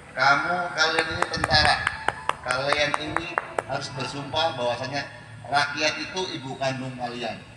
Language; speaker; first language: Indonesian; native; Indonesian